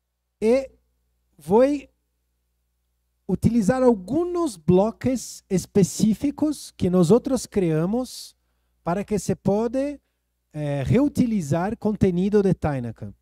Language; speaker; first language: Spanish; non-native, fluent; Portuguese